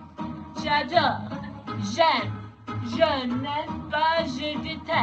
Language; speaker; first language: French; non-native, fluent; Welsh